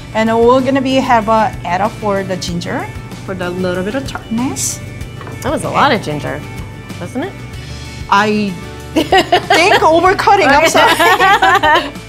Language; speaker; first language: English; non-native, learner; Korean